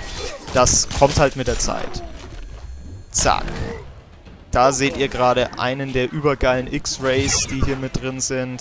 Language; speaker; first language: German; native; German